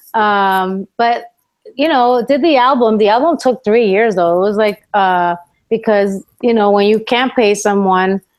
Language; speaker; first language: English; early bilingual, other home language; Spanish